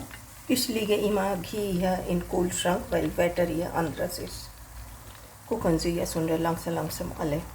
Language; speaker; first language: German; non-native, learner; Hindi